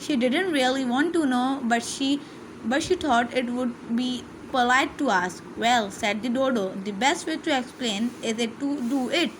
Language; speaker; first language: English; non-native, local second language; Urdu